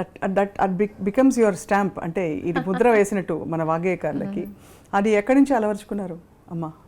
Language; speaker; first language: Telugu; native; Telugu